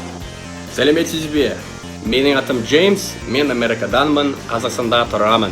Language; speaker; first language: Kazakh; non-native, learner; English